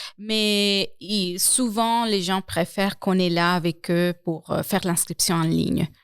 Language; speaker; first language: French; non-native, fluent; Spanish